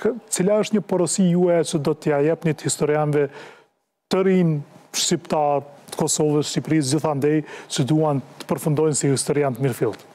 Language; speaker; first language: Albanian; native; Albanian